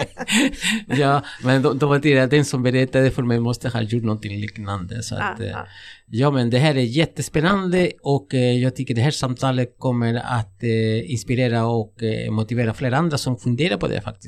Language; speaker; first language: Swedish; non-native, fluent; Spanish